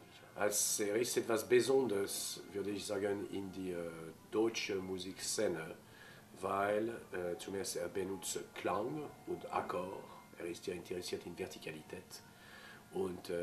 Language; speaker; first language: German; non-native, fluent; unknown